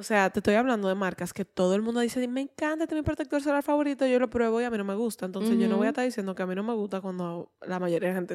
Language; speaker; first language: Spanish; native; Spanish